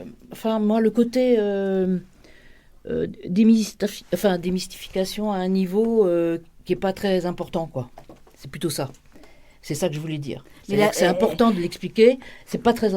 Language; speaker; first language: French; native; French